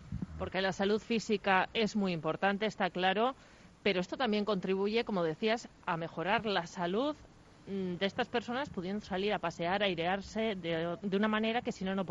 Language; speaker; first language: Spanish; native; Spanish